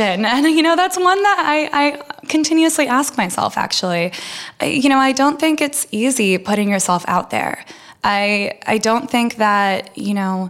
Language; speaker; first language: English; early bilingual, other home language; Russian